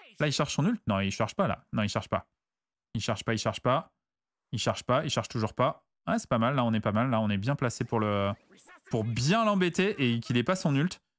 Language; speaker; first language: French; native; French